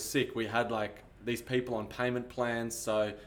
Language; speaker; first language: English; native; English